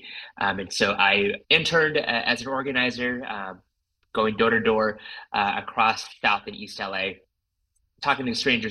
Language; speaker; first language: English; native; English